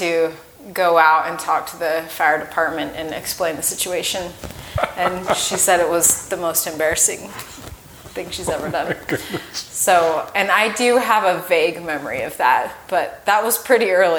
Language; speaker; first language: English; native; English